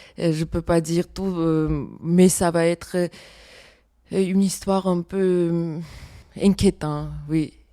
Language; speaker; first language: French; non-native, fluent; Armenian